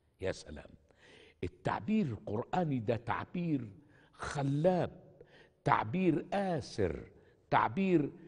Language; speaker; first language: Arabic; native; Arabic